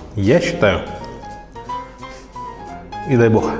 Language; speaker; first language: Russian; native; Russian